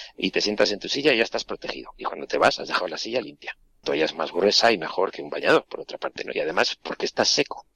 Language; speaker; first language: Spanish; native; Spanish